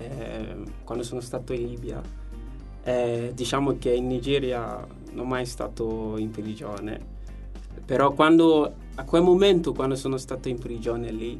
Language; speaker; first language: Italian; non-native, learner; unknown